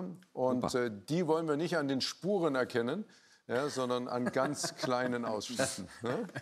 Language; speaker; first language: German; native; German